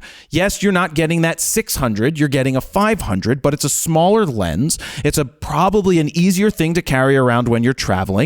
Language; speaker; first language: English; native; English